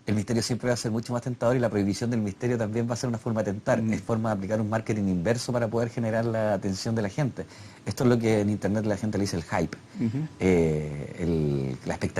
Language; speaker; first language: Spanish; native; Spanish